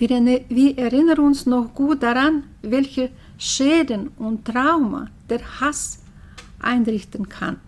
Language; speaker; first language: German; early bilingual, heritage; German